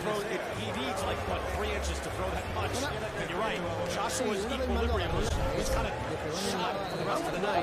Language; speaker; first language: English; native; English